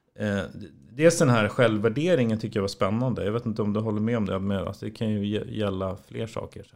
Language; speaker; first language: Swedish; native; Swedish